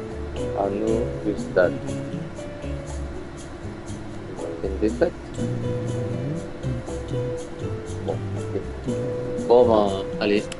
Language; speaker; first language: French; native; French